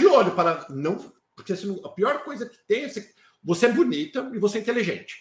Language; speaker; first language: Portuguese; native; Portuguese